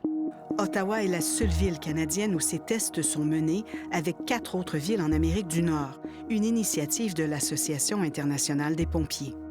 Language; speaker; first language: French; native; French